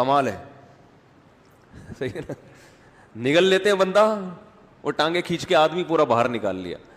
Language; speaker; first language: Urdu; native; Urdu